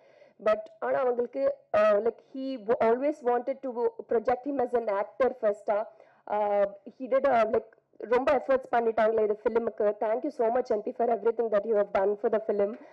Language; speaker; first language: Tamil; non-native, fluent; Telugu